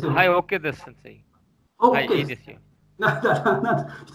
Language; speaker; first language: Japanese; non-native, learner; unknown